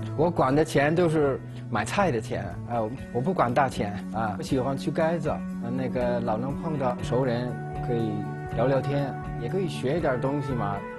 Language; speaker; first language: Chinese; non-native, fluent; Dutch